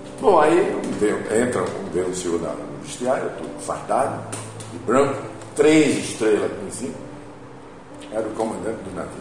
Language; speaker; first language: Portuguese; native; Portuguese